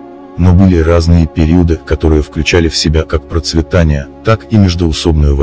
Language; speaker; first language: Russian; native; Russian